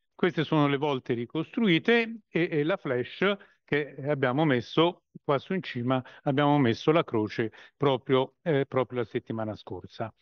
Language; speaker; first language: Italian; native; Italian